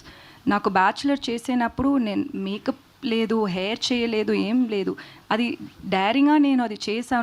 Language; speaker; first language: Telugu; non-native, learner; Tamil